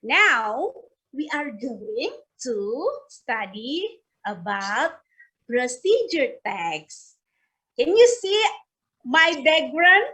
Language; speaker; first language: English; non-native, learner; Indonesian